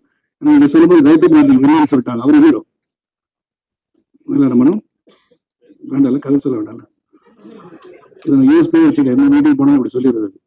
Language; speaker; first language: Tamil; native; Tamil